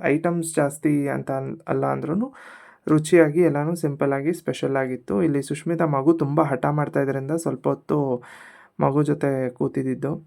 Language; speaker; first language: Kannada; non-native, local second language; Konkani